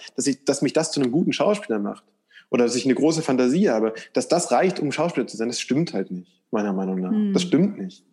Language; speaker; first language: German; native; German